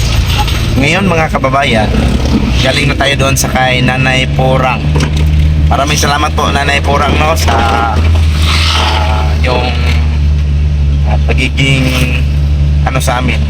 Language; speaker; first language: Filipino; non-native, local second language; Cebuano